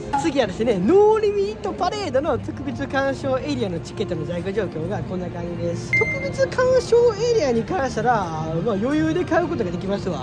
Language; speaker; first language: Japanese; native; Japanese